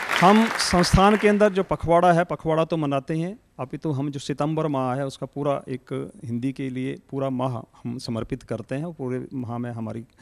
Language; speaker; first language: Hindi; native; Hindi